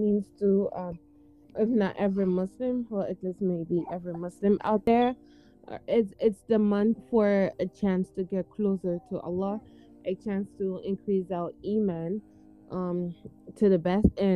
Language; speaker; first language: English; non-native, local second language; Wolof